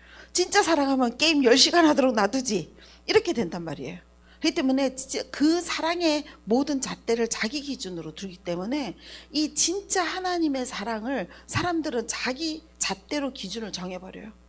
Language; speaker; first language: Korean; native; Korean